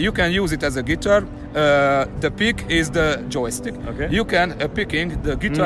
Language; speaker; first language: English; non-native, learner; Hungarian